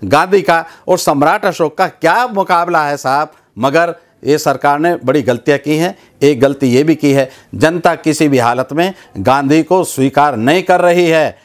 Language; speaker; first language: Hindi; native; Hindi